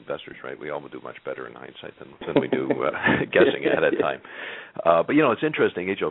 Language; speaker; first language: English; native; English